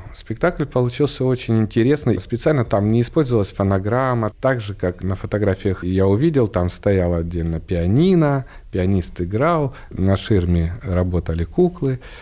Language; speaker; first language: Russian; native; Russian